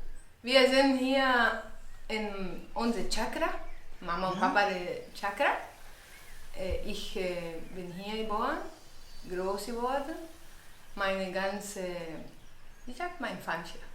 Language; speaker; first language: German; early bilingual, heritage; German